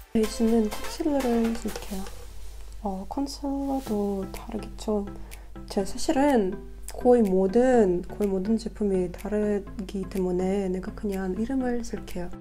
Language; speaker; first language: Korean; non-native, learner; Russian